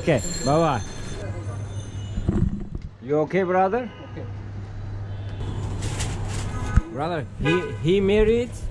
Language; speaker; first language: English; non-native, learner; Turkish